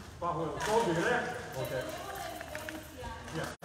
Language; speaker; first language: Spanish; non-native, learner; English